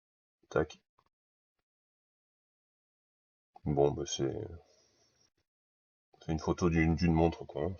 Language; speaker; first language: French; native; French